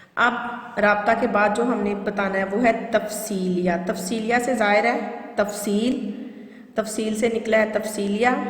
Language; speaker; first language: Urdu; non-native, local second language; Punjabi